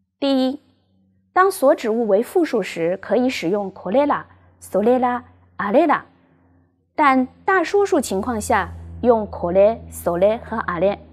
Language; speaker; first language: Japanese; non-native, fluent; Chinese